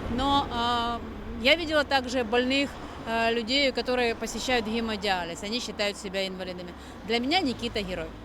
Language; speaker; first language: Russian; native; Russian